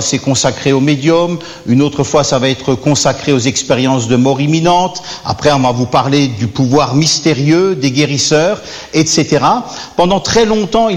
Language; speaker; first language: French; native; French